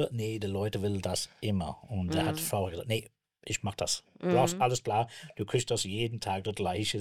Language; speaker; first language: German; non-native, learner; English